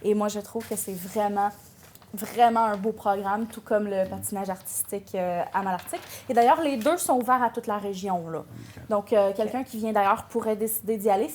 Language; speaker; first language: French; native; French